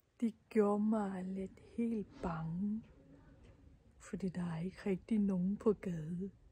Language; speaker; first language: Danish; non-native, learner; Chinese